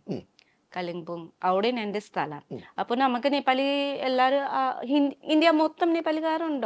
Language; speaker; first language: Malayalam; non-native, learner; Nepali